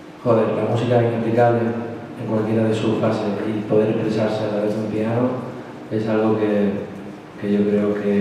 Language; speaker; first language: Spanish; native; Spanish